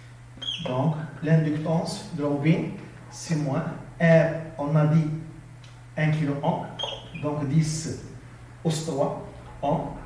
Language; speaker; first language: French; non-native, local second language; Arabic